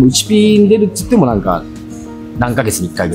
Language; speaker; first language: Japanese; native; Japanese